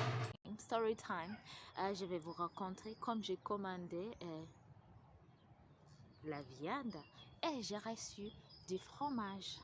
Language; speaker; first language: French; non-native, fluent; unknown